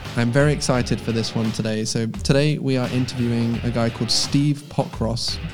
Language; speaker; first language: English; native; English